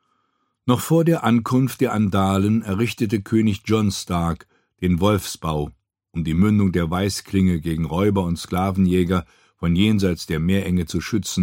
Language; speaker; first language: German; native; German